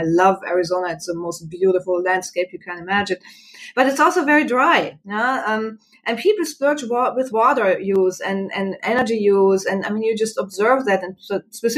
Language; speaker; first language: English; non-native, fluent; German